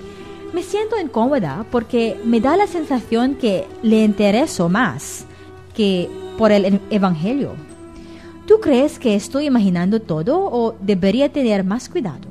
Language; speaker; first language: Spanish; non-native, fluent; Filipino